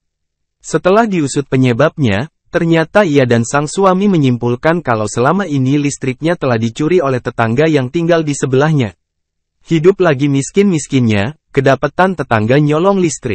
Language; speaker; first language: Indonesian; native; Indonesian